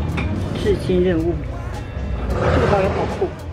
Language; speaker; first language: Chinese; native; Chinese